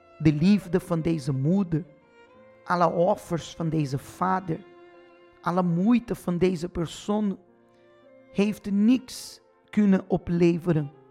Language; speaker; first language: Dutch; non-native, fluent; Portuguese